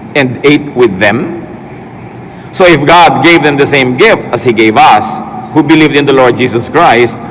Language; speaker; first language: English; non-native, local second language; Filipino